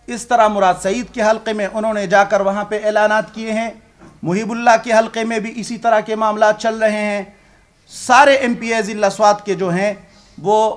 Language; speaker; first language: Urdu; non-native, local second language; Pashto